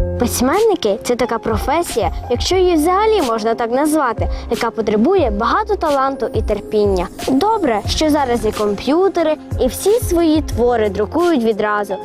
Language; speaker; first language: Ukrainian; native; Ukrainian